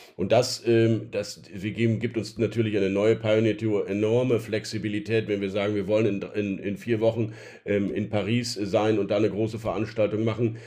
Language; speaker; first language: German; native; German